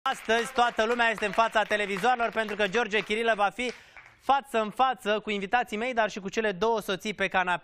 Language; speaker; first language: Romanian; native; Romanian